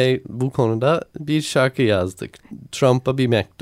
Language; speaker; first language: Turkish; non-native, learner; English